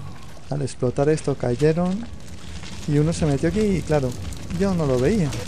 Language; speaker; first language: Spanish; native; Spanish